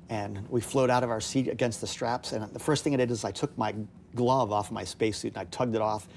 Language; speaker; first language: English; native; English